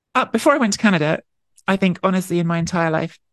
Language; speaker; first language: English; native; English